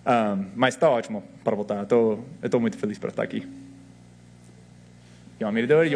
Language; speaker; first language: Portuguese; non-native, fluent; English